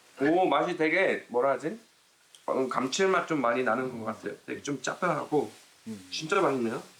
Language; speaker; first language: Korean; non-native, fluent; English